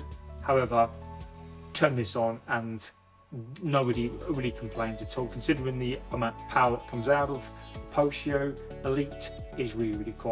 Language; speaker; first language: English; native; English